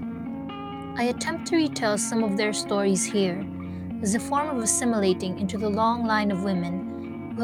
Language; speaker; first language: English; non-native, local second language; Filipino